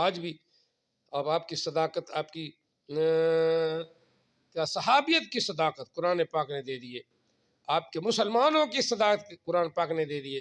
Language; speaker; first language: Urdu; non-native, local second language; Punjabi